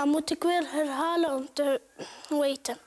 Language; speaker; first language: Dutch; non-native, learner; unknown